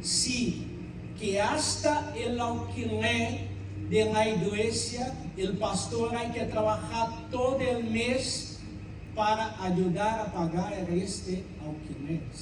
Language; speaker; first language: Spanish; non-native, fluent; Portuguese